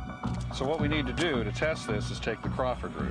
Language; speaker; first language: English; native; English